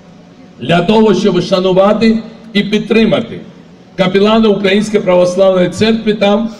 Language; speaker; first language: Ukrainian; non-native, fluent; Georgian